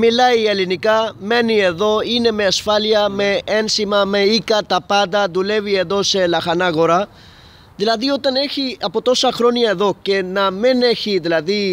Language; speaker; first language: Greek; non-native, fluent; Urdu